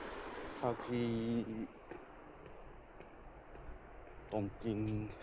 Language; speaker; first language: Vietnamese; non-native, learner; Japanese